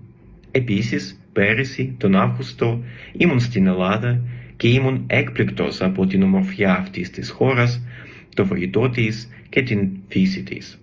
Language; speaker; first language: Greek; non-native, learner; Russian